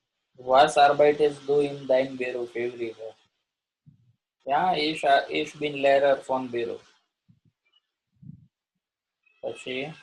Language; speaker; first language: German; non-native, learner; Gujarati